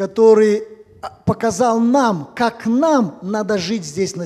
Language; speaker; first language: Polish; non-native, learner; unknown